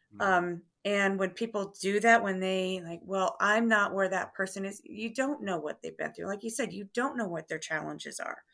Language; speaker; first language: English; native; English